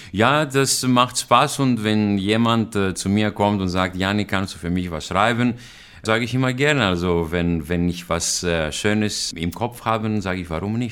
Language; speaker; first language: German; non-native, fluent; Greek